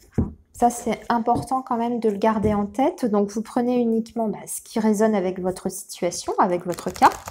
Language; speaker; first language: French; native; French